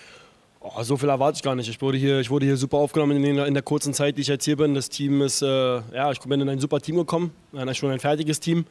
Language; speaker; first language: German; native; German